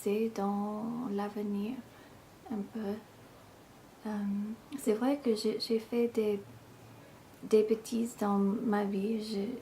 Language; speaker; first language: French; non-native, fluent; English